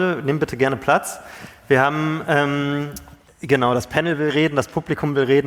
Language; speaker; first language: German; native; German